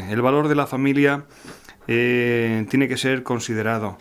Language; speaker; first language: Spanish; native; Spanish